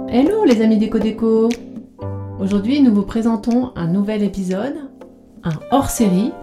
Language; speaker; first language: French; native; French